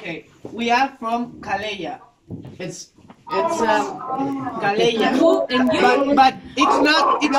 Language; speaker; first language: English; non-native, learner; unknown